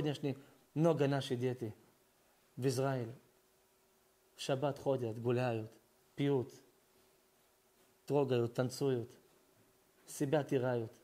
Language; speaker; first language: Russian; early bilingual, heritage; Russian